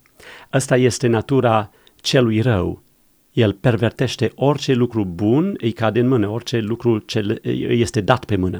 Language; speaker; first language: Romanian; non-native, fluent; English